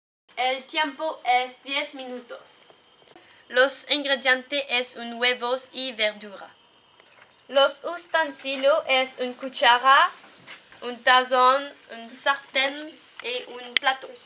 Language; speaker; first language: Spanish; non-native, learner; French